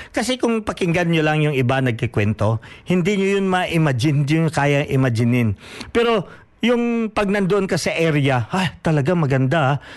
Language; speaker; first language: Filipino; non-native, local second language; Hiligaynon